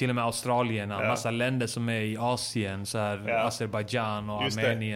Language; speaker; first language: Swedish; native; Swedish